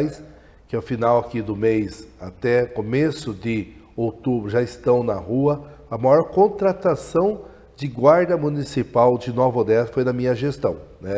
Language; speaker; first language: Portuguese; native; Portuguese